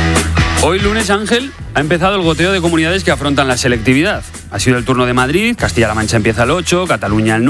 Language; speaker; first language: Spanish; native; Spanish